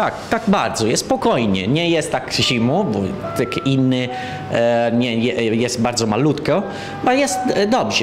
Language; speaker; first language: Polish; non-native, learner; Italian